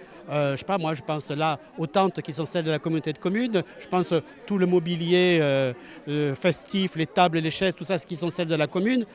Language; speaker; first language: French; native; French